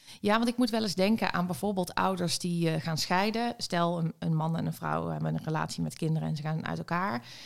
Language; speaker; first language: Dutch; native; Dutch